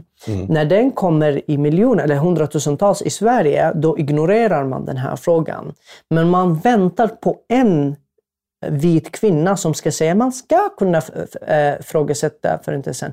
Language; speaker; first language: Swedish; non-native, fluent; Arabic